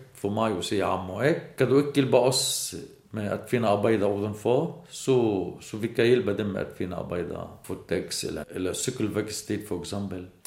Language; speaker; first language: Danish; non-native, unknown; Arabic